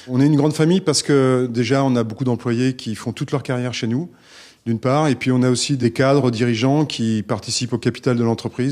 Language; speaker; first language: French; native; French